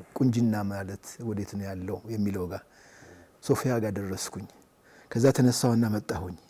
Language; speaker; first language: Amharic; native; Amharic